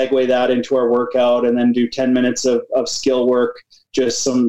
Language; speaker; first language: English; native; English